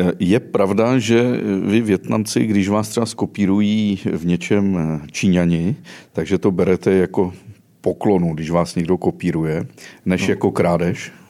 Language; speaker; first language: Czech; native; Czech